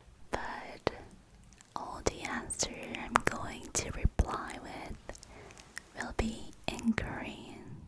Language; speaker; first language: English; non-native, fluent; Korean